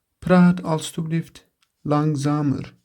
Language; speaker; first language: Dutch; non-native, learner; Turkish